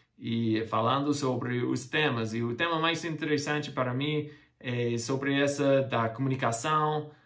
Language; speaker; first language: Portuguese; non-native, fluent; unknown